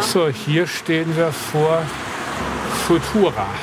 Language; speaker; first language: German; native; German